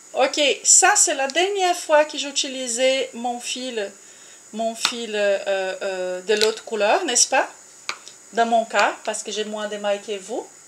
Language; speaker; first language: French; non-native, fluent; Portuguese